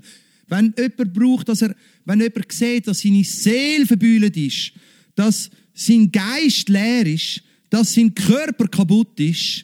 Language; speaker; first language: German; native; German